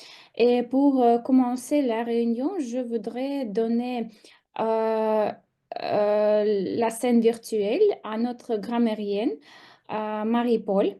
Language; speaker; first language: French; non-native, fluent; Russian